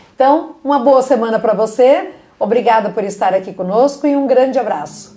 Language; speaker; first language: Portuguese; native; Portuguese